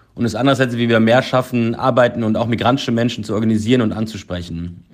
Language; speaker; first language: German; native; German